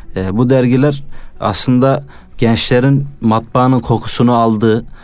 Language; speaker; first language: Turkish; native; Turkish